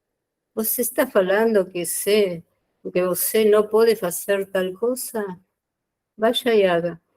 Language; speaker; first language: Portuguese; non-native, learner; Spanish